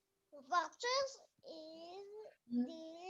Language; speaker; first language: English; non-native, learner; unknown